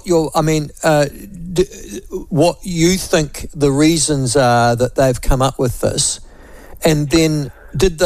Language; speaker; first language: English; native; English